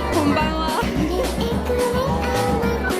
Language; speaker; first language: Japanese; non-native, learner; English